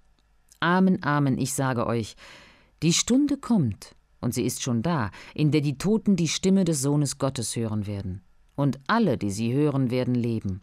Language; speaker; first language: German; native; German